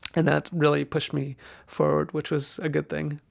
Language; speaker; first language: English; native; English